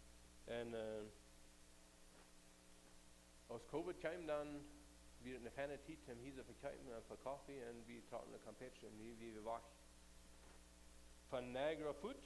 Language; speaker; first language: German; non-native, learner; Plautdietsch